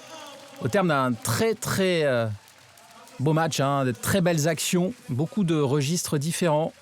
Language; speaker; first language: French; native; French